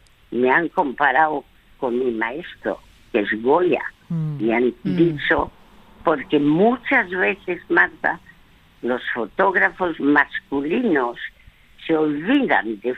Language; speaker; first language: Spanish; early bilingual, other home language; French